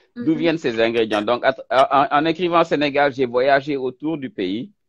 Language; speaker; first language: French; non-native, local second language; Wolof